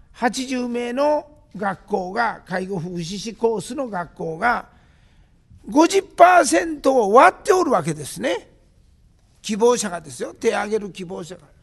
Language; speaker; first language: Japanese; native; Japanese